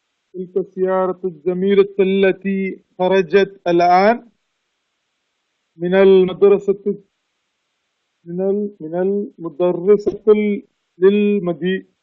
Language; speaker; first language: Arabic; non-native, learner; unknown